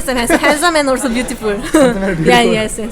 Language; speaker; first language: English; non-native, learner; Korean